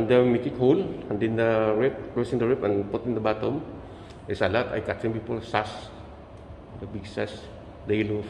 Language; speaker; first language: English; non-native, learner; Filipino